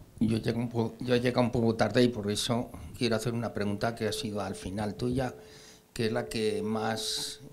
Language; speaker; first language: Spanish; native; Spanish